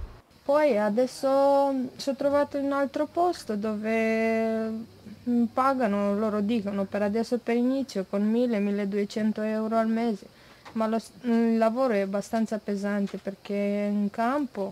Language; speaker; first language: Italian; non-native, fluent; Romanian